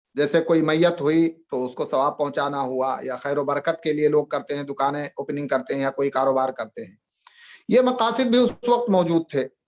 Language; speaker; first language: Urdu; native; Urdu